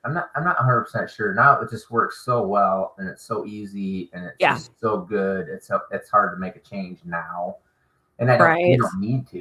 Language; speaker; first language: English; native; English